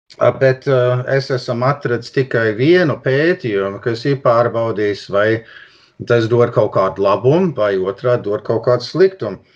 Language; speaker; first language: Latvian; early bilingual, heritage; Latvian